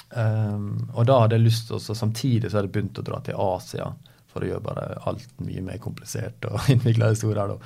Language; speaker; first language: Norwegian; native; Norwegian